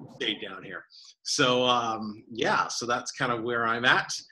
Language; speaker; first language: English; native; English